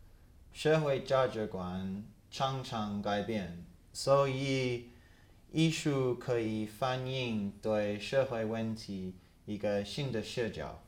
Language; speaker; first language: Chinese; non-native, fluent; English